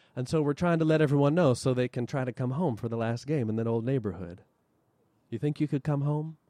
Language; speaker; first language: English; native; English